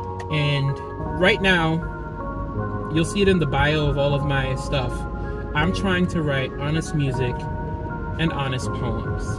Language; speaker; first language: English; native; English